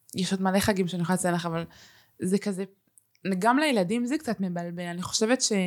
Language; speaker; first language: Hebrew; early bilingual, other home language; Spanish